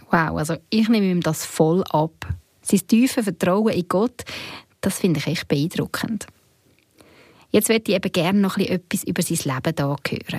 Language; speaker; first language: German; native; German